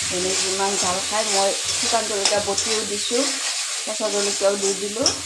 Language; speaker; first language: Assamese; non-native, local second language; Bangla